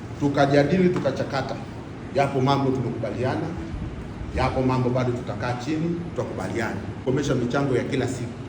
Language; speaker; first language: Swahili; native; Swahili